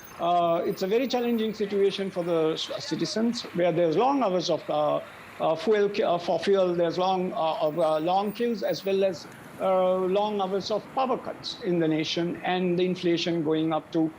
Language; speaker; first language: English; non-native, local second language; Sinhala